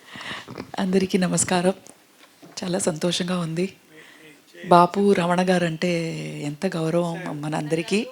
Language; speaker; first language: Telugu; non-native, fluent; Tamil